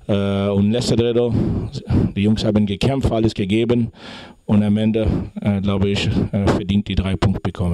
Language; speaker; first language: German; non-native, fluent; French